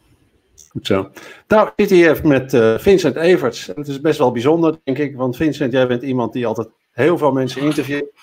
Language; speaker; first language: Dutch; native; Dutch